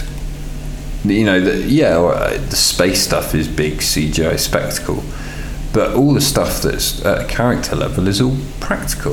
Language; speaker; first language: English; native; English